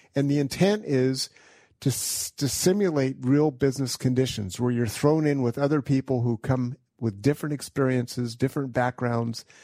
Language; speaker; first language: English; native; English